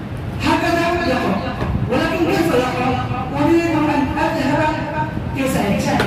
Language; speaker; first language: Arabic; non-native, fluent; Urdu